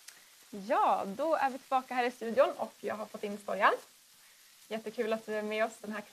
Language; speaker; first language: Swedish; native; Swedish